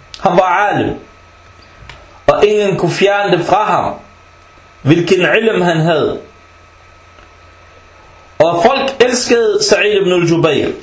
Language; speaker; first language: Danish; early bilingual, other home language; Arabic